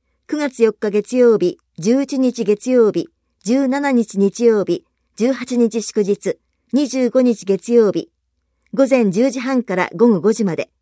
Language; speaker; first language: Japanese; native; Japanese